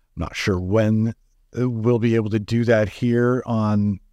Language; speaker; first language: English; native; English